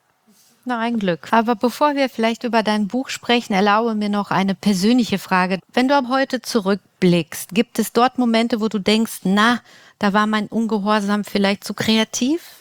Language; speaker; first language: German; native; German